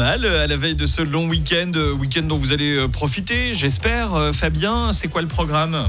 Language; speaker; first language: French; native; French